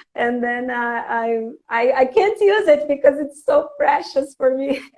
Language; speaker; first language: English; non-native, fluent; Portuguese